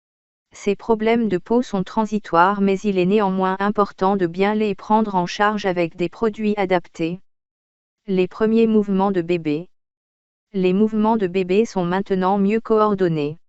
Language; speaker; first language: French; native; French